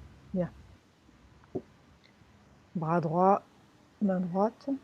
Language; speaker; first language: French; native; French